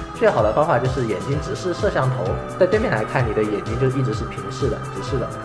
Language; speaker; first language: Chinese; native; Chinese